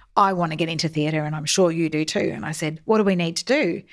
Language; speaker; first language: English; native; English